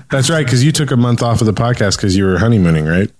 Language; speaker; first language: English; native; English